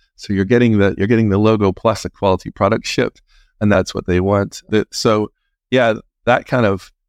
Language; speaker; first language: English; native; English